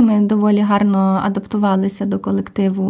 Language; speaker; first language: Ukrainian; native; Ukrainian